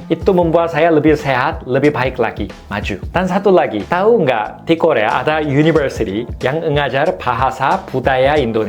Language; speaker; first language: Indonesian; non-native, fluent; Korean